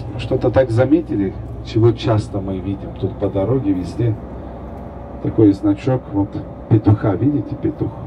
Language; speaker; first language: Russian; non-native, fluent; Turkish